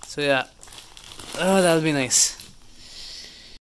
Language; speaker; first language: English; non-native, local second language; Hindi